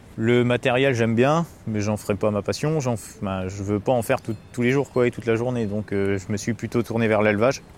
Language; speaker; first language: French; native; French